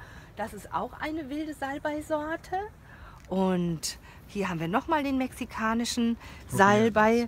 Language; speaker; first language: German; native; German